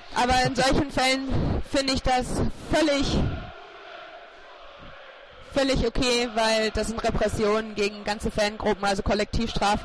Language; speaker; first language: German; native; German